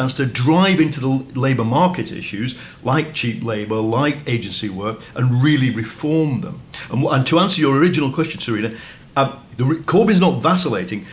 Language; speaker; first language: English; native; English